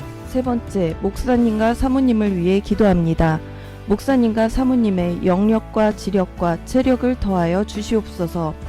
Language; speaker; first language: Korean; native; Korean